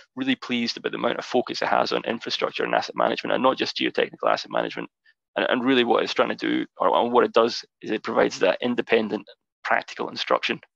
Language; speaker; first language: English; native; English